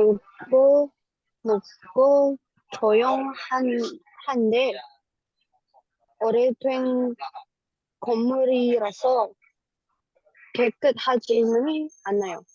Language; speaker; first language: Korean; non-native, learner; Indonesian